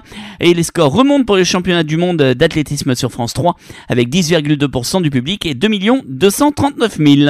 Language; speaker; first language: French; native; French